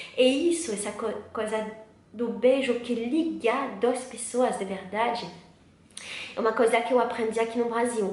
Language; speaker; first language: Portuguese; non-native, learner; French